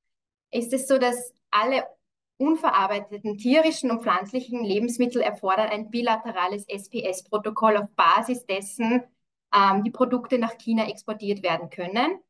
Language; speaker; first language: German; native; German